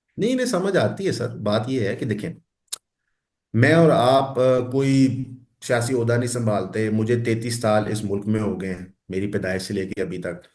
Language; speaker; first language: Urdu; non-native, local second language; Punjabi